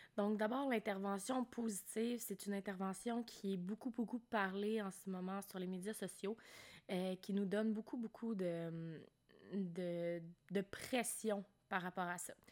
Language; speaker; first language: French; native; French